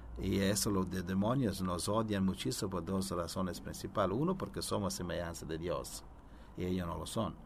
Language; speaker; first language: Spanish; non-native, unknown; Italian